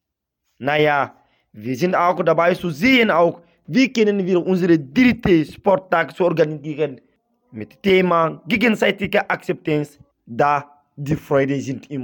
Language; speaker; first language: German; non-native, fluent; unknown